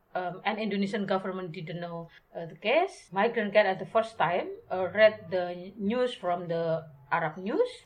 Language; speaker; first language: English; non-native, learner; Indonesian